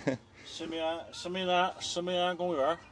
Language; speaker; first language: Chinese; native; Chinese